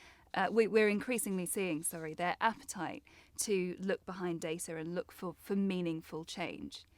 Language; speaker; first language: English; native; English